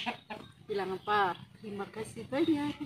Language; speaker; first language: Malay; non-native, local second language; Javanese